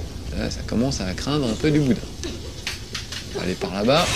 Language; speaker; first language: French; native; French